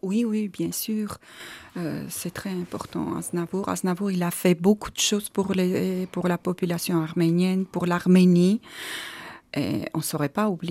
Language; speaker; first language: French; non-native, fluent; Armenian